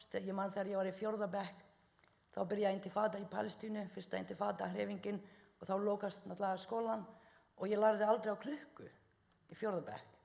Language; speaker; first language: Icelandic; non-native, fluent; Arabic